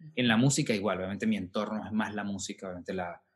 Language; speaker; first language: Spanish; native; Spanish